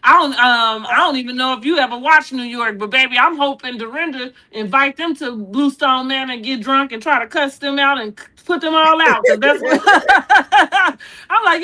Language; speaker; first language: English; native; English